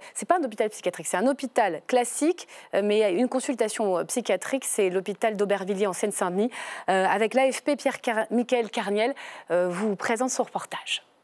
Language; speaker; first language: French; native; French